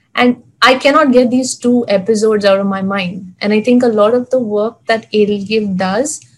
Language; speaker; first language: English; non-native, local second language; Hindi